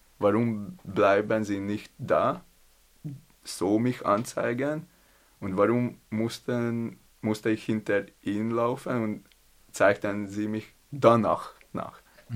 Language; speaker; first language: German; non-native, learner; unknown